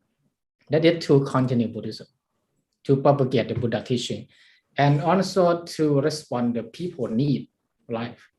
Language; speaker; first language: English; non-native, learner; Thai